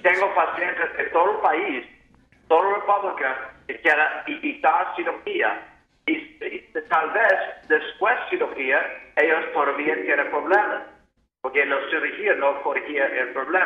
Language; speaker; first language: Spanish; non-native, fluent; English